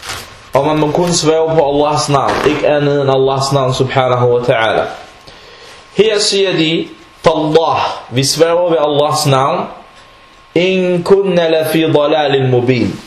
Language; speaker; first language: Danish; non-native, fluent; Arabic